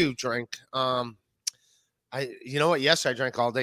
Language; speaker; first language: English; native; English